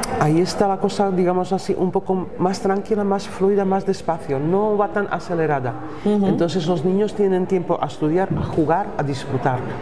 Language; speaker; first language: Spanish; non-native, fluent; Slovak